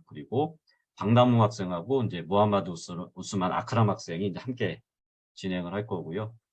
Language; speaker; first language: Korean; native; Korean